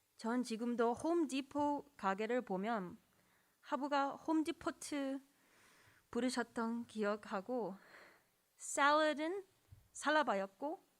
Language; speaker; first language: Korean; early bilingual, other home language; English